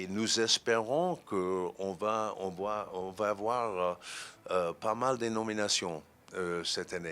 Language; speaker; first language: French; non-native, fluent; English